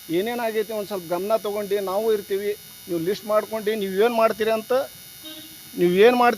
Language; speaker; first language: Kannada; non-native, local second language; Urdu